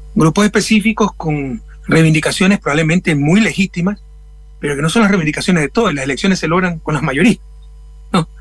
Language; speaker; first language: Spanish; native; Spanish